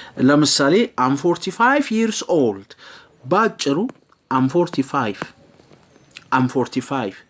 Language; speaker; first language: English; non-native, fluent; Amharic